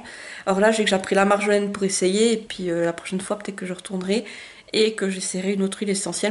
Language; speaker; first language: French; native; French